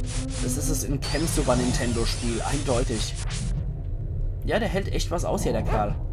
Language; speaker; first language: German; native; German